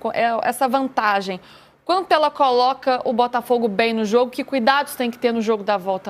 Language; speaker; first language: Portuguese; native; Portuguese